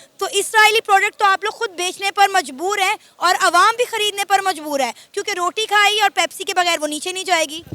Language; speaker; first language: Urdu; native; Urdu